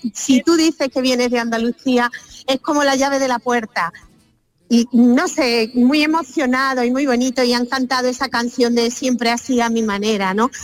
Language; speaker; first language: Spanish; native; Spanish